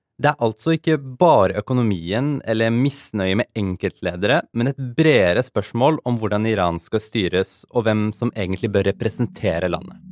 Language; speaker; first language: Norwegian; early bilingual, other home language; Persian